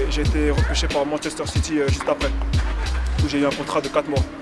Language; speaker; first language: French; native; French